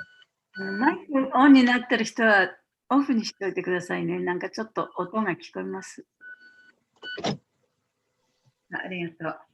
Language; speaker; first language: Japanese; native; Japanese